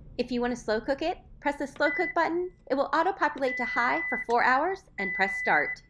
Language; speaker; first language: English; native; English